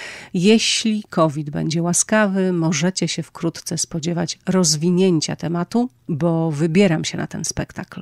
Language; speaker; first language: Polish; native; Polish